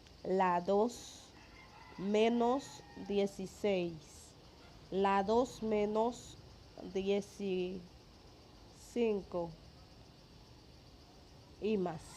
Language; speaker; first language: Spanish; non-native, fluent; Haitian Creole